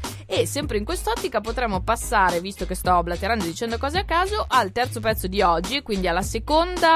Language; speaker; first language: Italian; native; Italian